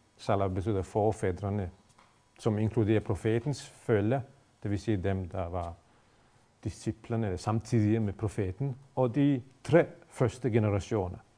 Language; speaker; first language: Danish; non-native, fluent; Bosnian